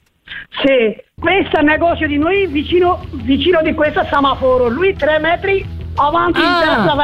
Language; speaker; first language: Italian; non-native, learner; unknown